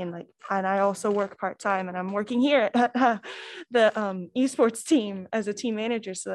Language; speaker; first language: English; native; English